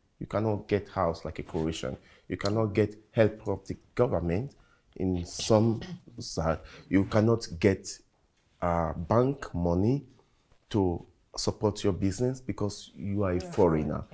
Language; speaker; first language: English; non-native, local second language; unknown